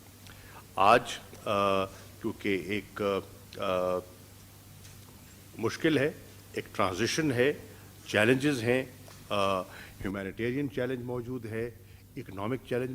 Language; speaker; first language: Urdu; non-native, local second language; Saraiki